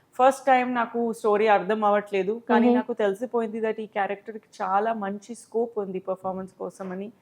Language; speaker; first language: Telugu; non-native, learner; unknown